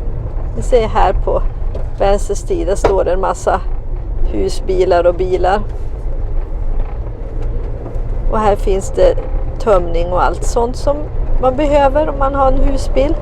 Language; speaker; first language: Swedish; native; Swedish